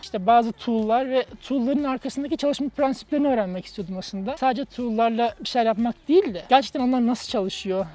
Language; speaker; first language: Turkish; native; Turkish